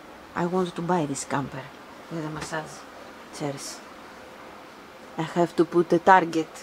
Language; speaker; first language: English; non-native, fluent; Greek